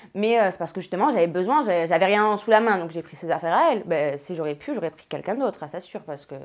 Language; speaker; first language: French; native; French